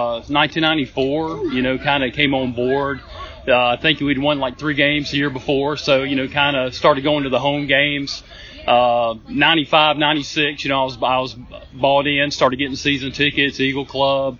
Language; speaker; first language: English; native; English